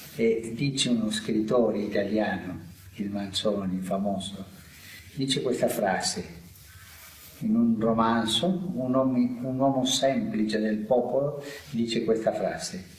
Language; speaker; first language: Italian; non-native, fluent; Spanish